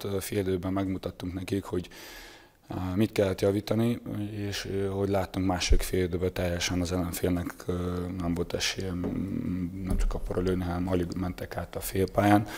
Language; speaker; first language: Hungarian; non-native, fluent; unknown